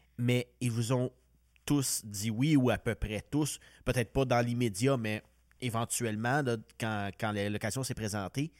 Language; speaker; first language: French; native; French